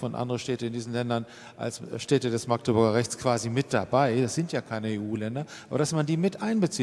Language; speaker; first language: German; native; German